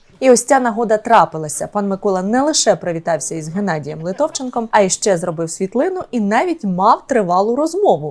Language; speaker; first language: Ukrainian; native; Ukrainian